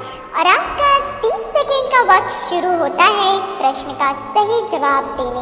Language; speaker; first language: Hindi; native; Hindi